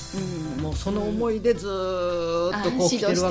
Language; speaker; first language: Japanese; native; Japanese